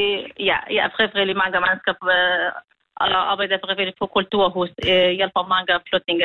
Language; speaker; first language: Norwegian; non-native, learner; Kurdish